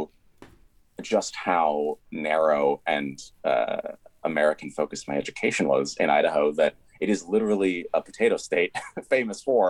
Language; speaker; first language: English; native; English